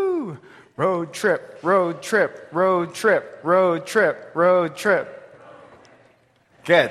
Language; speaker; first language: English; native; English